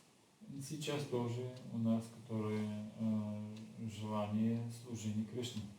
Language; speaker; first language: Russian; non-native, learner; Bulgarian